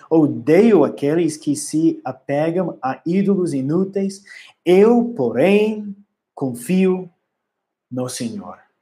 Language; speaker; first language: Portuguese; non-native, learner; English